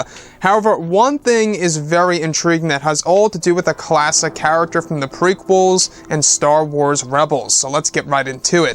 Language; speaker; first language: English; native; English